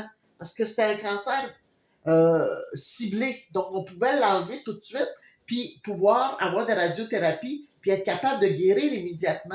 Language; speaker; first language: French; native; French